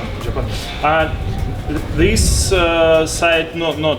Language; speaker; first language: English; non-native, learner; Russian